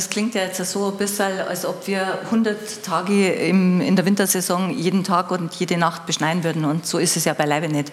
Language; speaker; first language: German; native; German